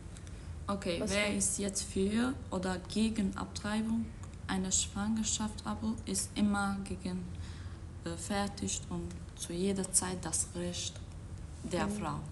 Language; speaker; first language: German; non-native, learner; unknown